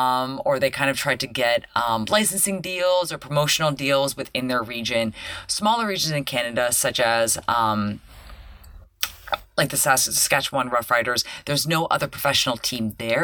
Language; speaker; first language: English; native; English